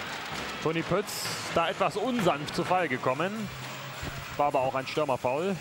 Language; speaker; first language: German; native; German